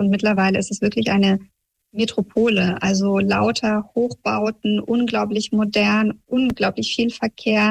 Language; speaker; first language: German; early bilingual, other home language; Russian